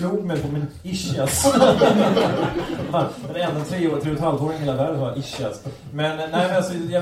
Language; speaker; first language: Swedish; native; Swedish